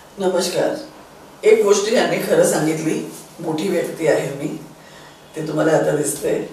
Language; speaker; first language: Marathi; non-native, local second language; Sindhi